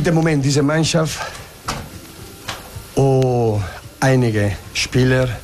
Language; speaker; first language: German; non-native, learner; Italian